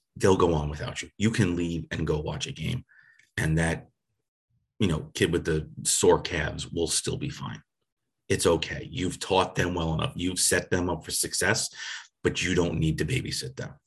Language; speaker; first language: English; native; English